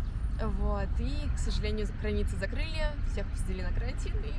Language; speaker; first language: Russian; native; Russian